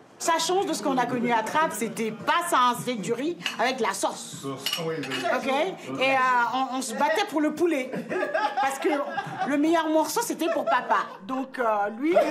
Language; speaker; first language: French; early bilingual, other home language; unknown